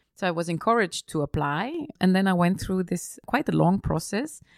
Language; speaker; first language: English; non-native, fluent; German